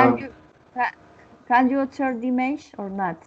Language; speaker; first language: English; non-native, learner; Spanish